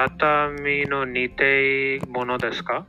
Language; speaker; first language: Japanese; non-native, learner; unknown